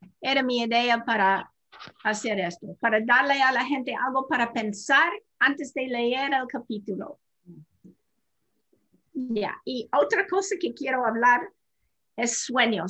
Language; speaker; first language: Spanish; non-native, fluent; English